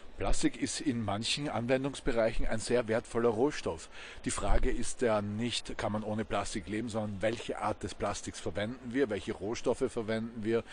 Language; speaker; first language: German; native; German